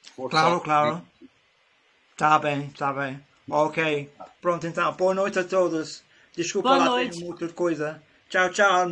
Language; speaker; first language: Portuguese; non-native, learner; English